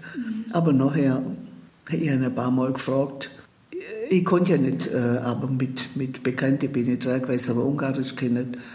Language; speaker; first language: German; native; German